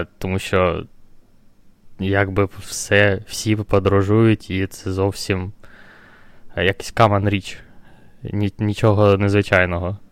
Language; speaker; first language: Ukrainian; non-native, local second language; Russian